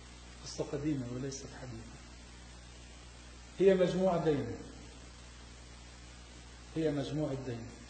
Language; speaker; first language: Arabic; native; Arabic